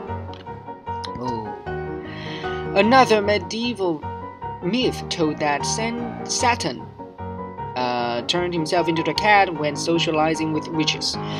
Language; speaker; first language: English; non-native, fluent; Chinese